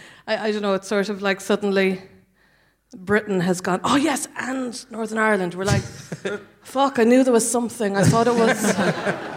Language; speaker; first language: English; native; English